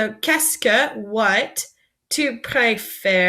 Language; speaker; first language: French; non-native, fluent; English